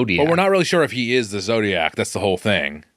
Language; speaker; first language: English; native; English